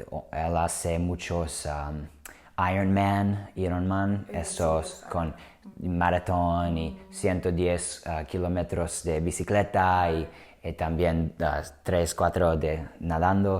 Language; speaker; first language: Spanish; non-native, learner; English